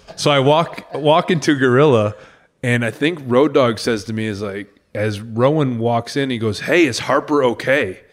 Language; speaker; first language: English; native; English